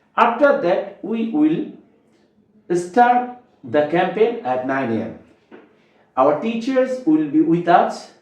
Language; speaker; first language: English; non-native, local second language; Bangla